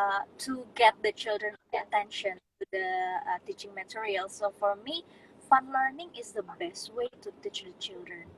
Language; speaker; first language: English; non-native, fluent; Indonesian